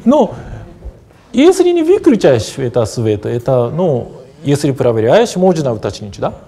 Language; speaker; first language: Russian; non-native, fluent; Japanese